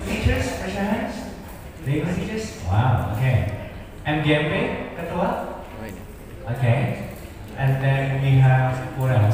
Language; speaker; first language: English; non-native, fluent; Indonesian